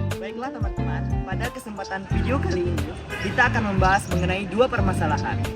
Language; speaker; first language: Indonesian; non-native, local second language; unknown